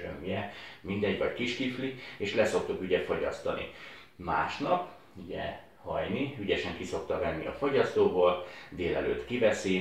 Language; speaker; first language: Hungarian; native; Hungarian